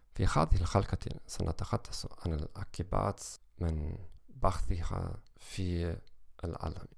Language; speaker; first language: Arabic; non-native, learner; German